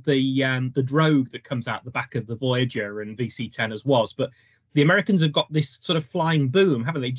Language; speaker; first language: English; native; English